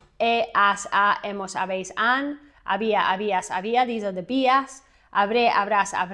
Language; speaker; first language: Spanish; non-native, fluent; English